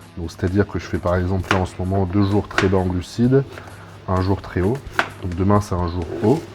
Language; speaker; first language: French; native; French